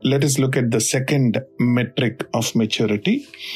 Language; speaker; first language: English; non-native, local second language; Telugu